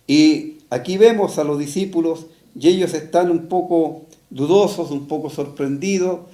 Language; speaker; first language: Spanish; native; Spanish